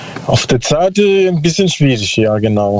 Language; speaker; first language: German; non-native, learner; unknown